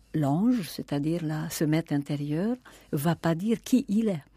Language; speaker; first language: French; non-native, fluent; Hungarian